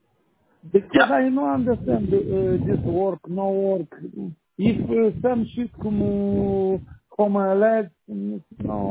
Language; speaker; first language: English; non-native, learner; Romanian